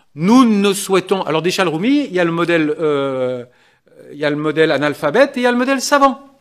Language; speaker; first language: French; native; French